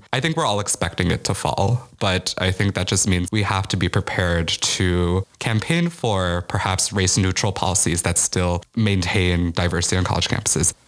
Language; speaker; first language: English; native; English